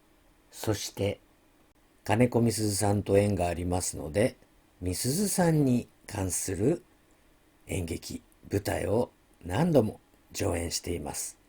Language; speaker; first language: Japanese; native; Japanese